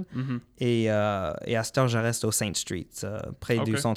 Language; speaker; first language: French; non-native, local second language; English